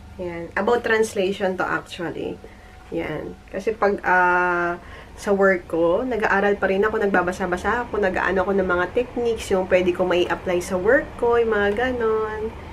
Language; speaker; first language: Filipino; native; Filipino